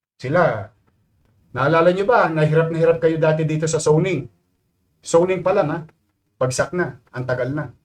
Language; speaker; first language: Filipino; native; Filipino